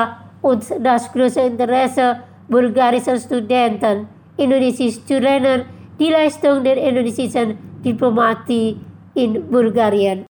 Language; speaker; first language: German; non-native, fluent; Indonesian